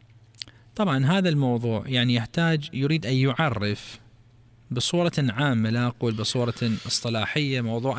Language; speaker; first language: Arabic; native; Arabic